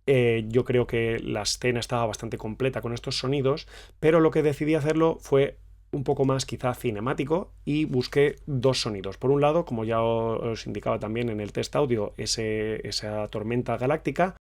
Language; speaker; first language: Spanish; native; Spanish